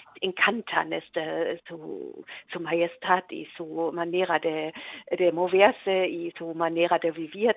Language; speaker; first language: Spanish; non-native, learner; German